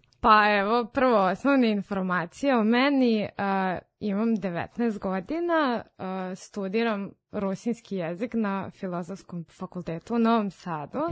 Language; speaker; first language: Serbian; non-native, local second language; Rusyn